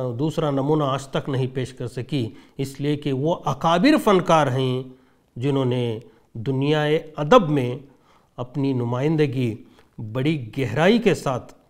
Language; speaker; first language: Urdu; native; Urdu